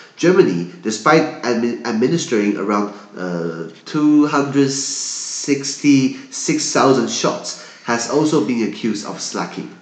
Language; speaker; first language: English; non-native, fluent; Chinese